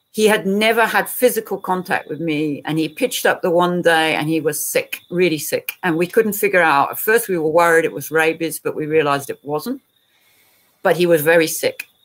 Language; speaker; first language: English; native; English